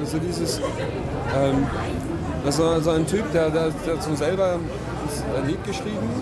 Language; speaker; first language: German; non-native, fluent; English